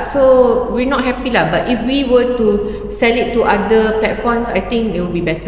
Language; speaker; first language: English; non-native, local second language; Malay